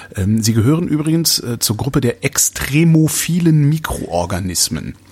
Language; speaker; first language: German; native; German